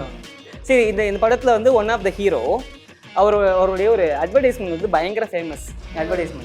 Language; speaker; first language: Tamil; native; Tamil